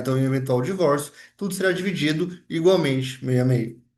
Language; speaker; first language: Portuguese; native; Portuguese